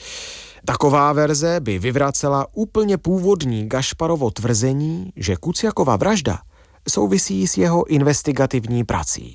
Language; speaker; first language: Czech; native; Czech